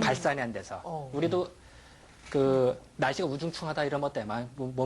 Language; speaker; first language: Korean; native; Korean